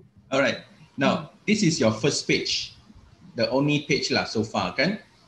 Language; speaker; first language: English; non-native, local second language; Malay